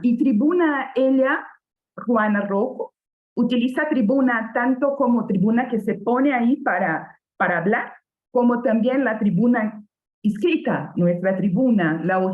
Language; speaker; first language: Spanish; non-native, fluent; Portuguese